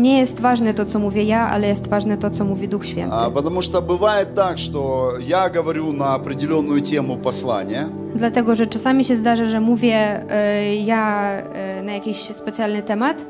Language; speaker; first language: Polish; non-native, fluent; Russian